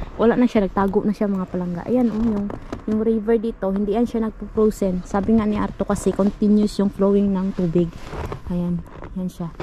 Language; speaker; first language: Filipino; non-native, local second language; Hiligaynon